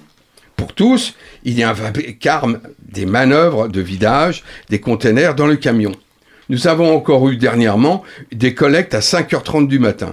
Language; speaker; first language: French; native; French